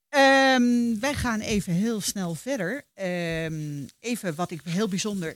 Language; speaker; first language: Dutch; native; Dutch